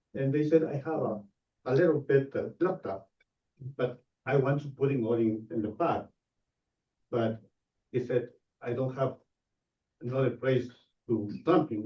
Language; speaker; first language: English; non-native, learner; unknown